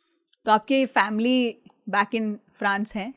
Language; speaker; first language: Hindi; native; Hindi